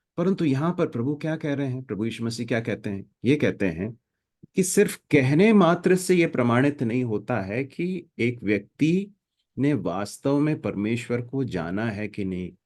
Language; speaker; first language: Hindi; native; Hindi